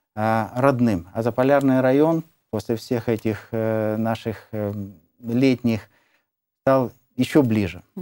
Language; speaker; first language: Russian; native; Russian